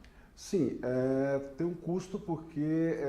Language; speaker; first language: Portuguese; native; Portuguese